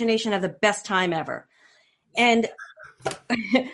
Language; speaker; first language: English; native; English